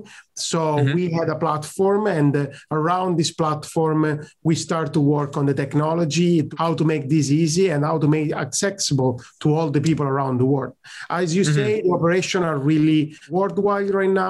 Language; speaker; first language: English; non-native, fluent; Italian